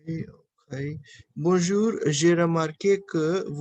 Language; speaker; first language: French; non-native, fluent; Hindi